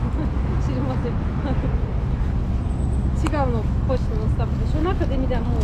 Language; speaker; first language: Japanese; non-native, learner; Russian